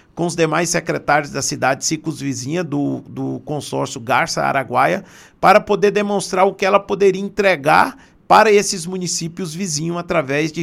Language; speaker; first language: Portuguese; native; Portuguese